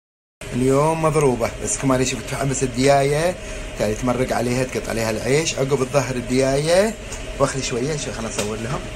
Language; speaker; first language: Arabic; native; Arabic